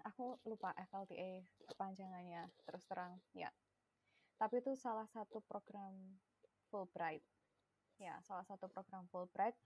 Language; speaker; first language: Indonesian; non-native, local second language; Javanese